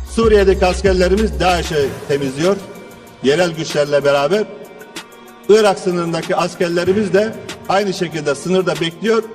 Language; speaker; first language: Turkish; native; Turkish